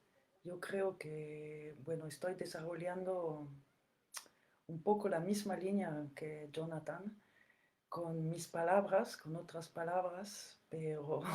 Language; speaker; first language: Spanish; non-native, fluent; French